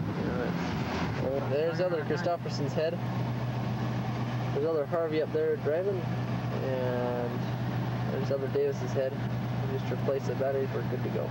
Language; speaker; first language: English; native; English